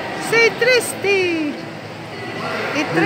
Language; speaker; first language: Italian; non-native, learner; Filipino